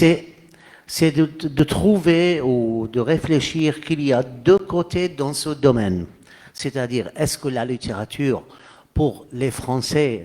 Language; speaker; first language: French; non-native, fluent; Arabic